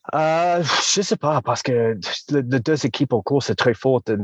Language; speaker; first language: French; non-native, learner; English